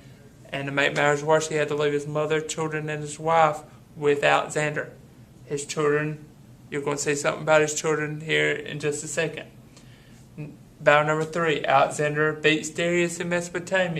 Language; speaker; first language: English; native; English